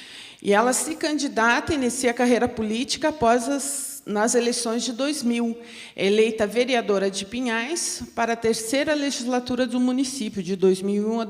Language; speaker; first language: Portuguese; native; Portuguese